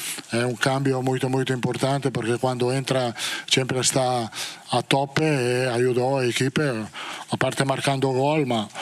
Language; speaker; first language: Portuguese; non-native, learner; Italian